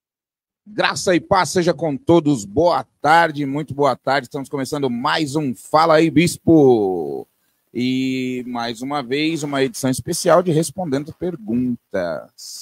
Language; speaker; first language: Portuguese; native; Portuguese